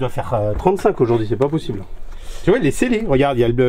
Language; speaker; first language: French; native; French